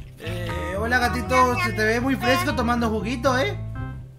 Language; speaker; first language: Spanish; native; Spanish